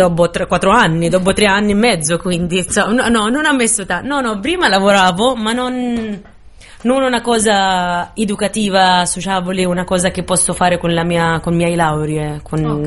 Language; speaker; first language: Italian; non-native, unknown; Arabic